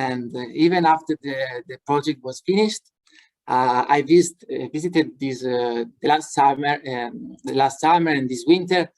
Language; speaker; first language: English; non-native, fluent; Italian